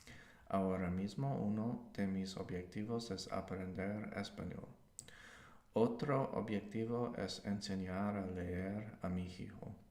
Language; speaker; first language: Spanish; non-native, learner; English